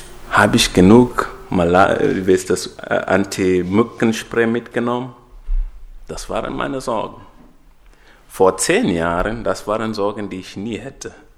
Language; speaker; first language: German; non-native, fluent; Swahili